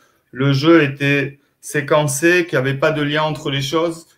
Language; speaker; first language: French; native; French